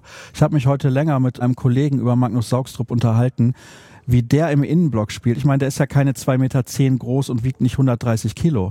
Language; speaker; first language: German; native; German